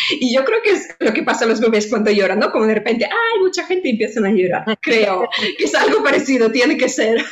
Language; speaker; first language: Spanish; non-native, fluent; Russian